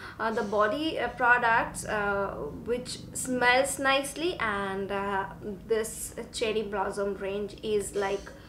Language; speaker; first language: English; non-native, local second language; Bangla